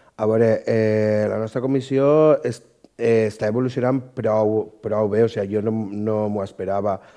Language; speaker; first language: Catalan; native; Catalan